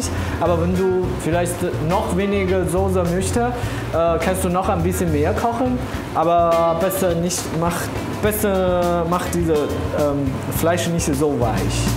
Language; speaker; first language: German; non-native, fluent; Chinese